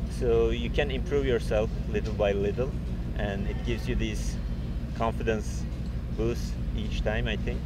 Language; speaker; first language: English; non-native, fluent; Turkish